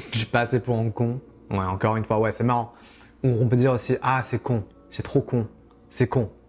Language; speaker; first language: French; non-native, fluent; English